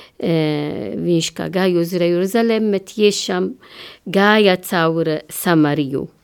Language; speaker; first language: Latvian; non-native, learner; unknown